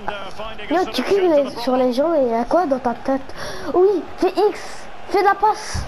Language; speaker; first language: French; native; French